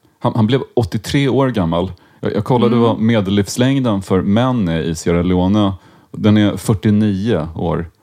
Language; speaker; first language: Swedish; native; Swedish